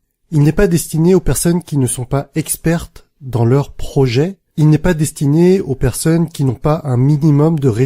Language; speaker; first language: French; native; French